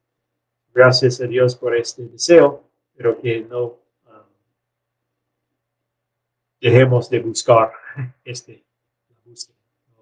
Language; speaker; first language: Spanish; non-native, learner; English